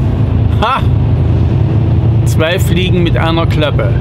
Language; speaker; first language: German; native; German